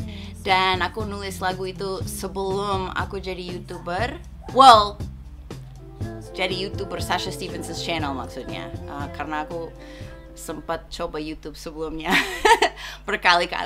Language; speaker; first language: Indonesian; non-native, fluent; English